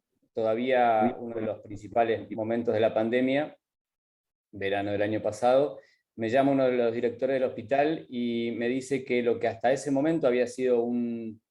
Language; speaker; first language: Spanish; native; Spanish